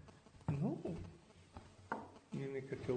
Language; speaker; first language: Russian; non-native, fluent; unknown